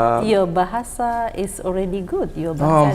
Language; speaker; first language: English; non-native, fluent; Indonesian